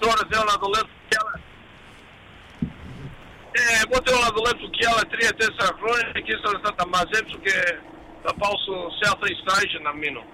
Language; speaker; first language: Greek; early bilingual, heritage; Greek